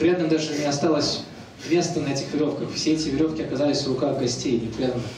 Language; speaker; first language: Russian; native; Russian